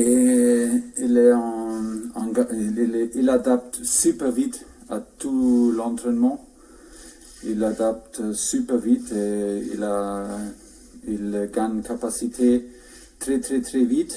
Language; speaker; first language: French; non-native, fluent; German